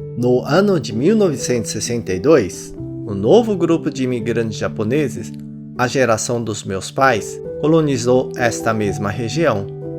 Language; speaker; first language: Portuguese; early bilingual, other home language; Japanese